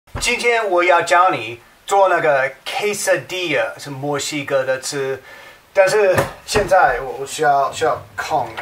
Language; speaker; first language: Chinese; non-native, learner; English